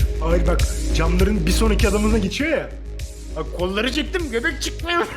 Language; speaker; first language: Turkish; native; Turkish